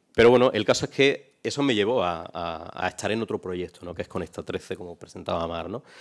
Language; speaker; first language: Spanish; native; Spanish